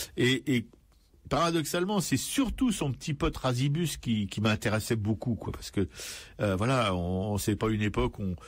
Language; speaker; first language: French; native; French